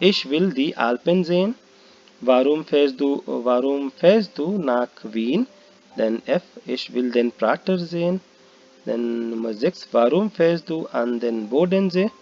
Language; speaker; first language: German; non-native, learner; Hindi